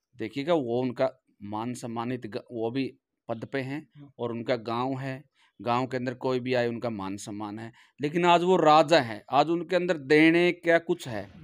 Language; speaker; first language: Hindi; native; Hindi